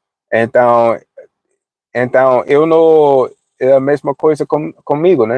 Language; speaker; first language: Portuguese; non-native, fluent; English